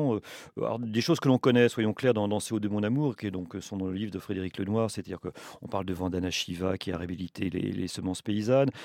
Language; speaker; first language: French; native; French